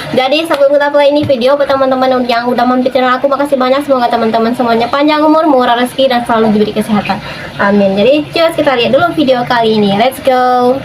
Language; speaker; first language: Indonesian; native; Indonesian